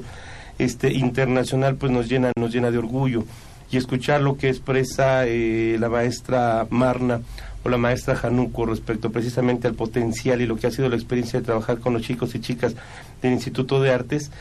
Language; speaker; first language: Spanish; native; Spanish